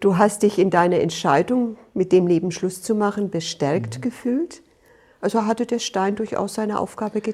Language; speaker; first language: German; native; German